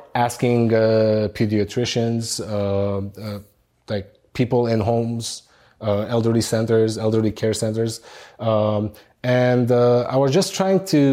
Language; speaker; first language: English; non-native, fluent; Arabic